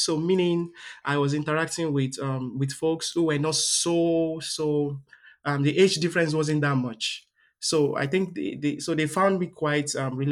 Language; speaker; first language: English; non-native, local second language; Yoruba